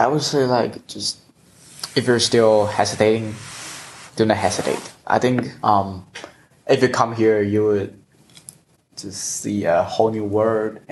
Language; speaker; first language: English; non-native, fluent; Chinese